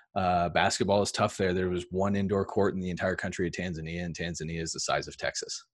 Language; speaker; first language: English; native; English